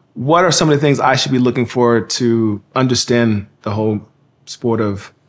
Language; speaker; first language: English; native; English